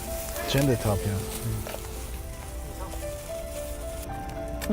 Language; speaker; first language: Chinese; non-native, learner; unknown